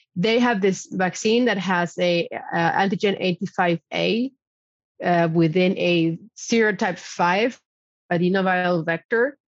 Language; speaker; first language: English; non-native, fluent; Spanish